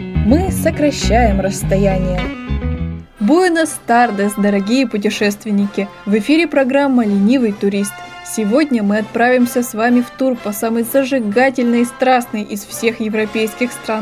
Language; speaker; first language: Russian; native; Russian